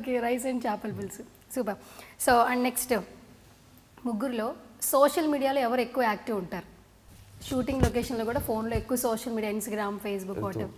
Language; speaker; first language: Telugu; native; Telugu